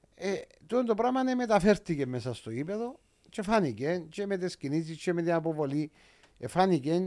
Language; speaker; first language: Greek; native; Greek